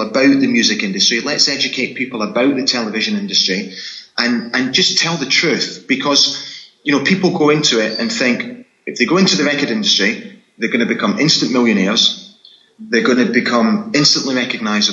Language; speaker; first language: English; native; English